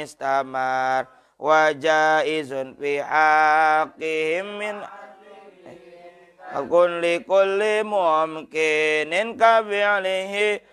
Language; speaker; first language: Arabic; non-native, fluent; Javanese